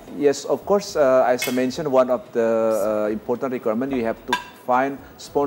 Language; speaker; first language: English; non-native, fluent; Indonesian